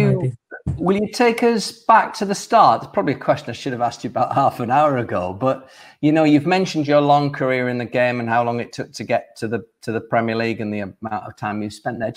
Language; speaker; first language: English; native; English